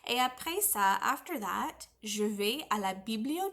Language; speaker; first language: French; non-native, fluent; English